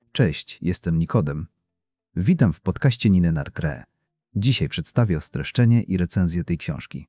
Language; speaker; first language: Polish; native; Polish